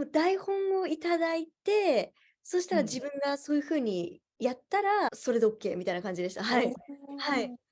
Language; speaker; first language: Japanese; native; Japanese